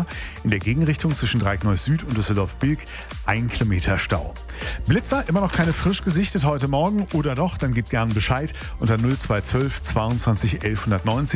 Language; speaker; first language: German; native; German